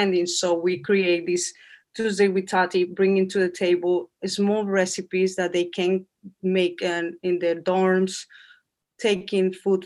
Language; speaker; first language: English; non-native, fluent; Spanish